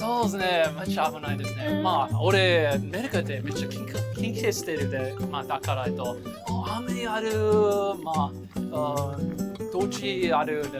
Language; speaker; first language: Japanese; non-native, learner; English